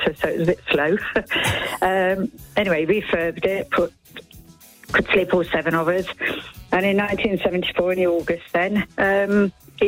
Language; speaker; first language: English; native; English